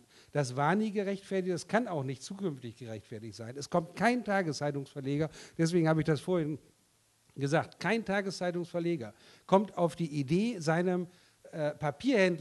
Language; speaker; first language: German; native; German